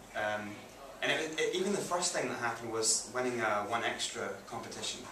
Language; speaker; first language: English; native; English